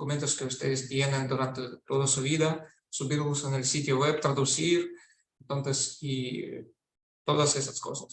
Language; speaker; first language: Spanish; non-native, fluent; Russian